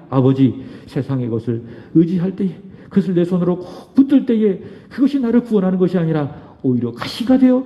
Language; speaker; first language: Korean; native; Korean